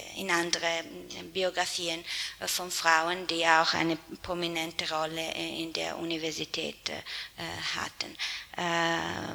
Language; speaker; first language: German; non-native, fluent; Italian